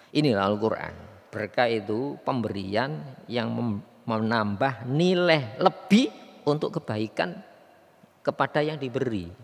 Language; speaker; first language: Indonesian; non-native, local second language; Javanese